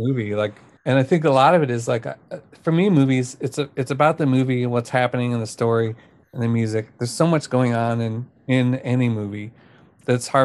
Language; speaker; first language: English; native; English